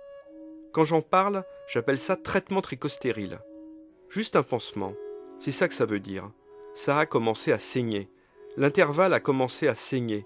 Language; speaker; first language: French; native; French